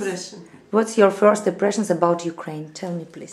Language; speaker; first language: English; non-native, learner; Russian